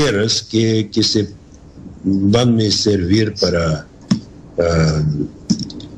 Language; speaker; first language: Spanish; non-native, learner; Bulgarian